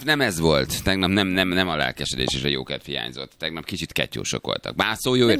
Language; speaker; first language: Hungarian; native; Hungarian